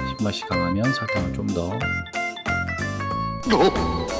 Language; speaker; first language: Korean; native; Korean